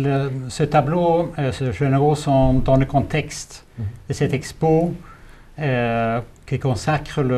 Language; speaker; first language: French; non-native, fluent; Swedish